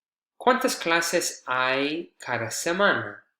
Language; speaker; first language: Spanish; non-native, fluent; English